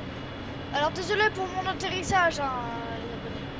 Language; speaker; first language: French; native; French